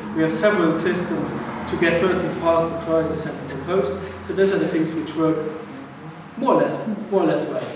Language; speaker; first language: English; non-native, fluent; Luxembourgish